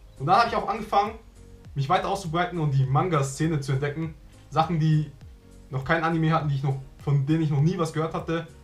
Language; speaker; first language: German; early bilingual, other home language; Vietnamese